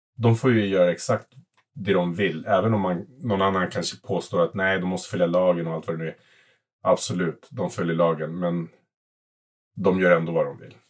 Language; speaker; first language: Swedish; early bilingual, other home language; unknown